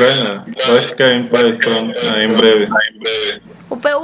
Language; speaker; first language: Portuguese; non-native, fluent; Russian